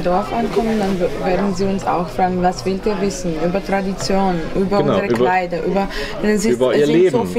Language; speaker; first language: German; non-native, fluent; Romanian